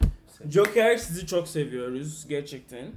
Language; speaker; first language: Turkish; non-native, learner; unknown